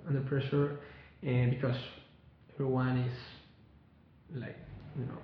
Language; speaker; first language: English; non-native, learner; Spanish